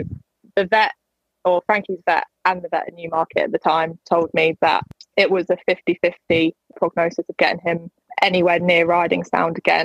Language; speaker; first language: English; native; English